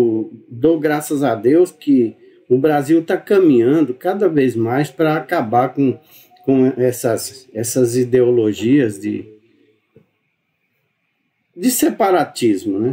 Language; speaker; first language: Portuguese; native; Portuguese